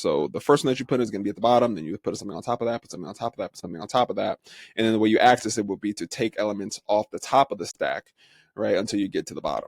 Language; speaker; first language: English; native; English